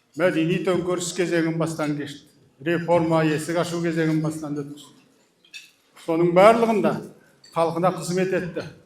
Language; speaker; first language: Kazakh; early bilingual, heritage; Kazakh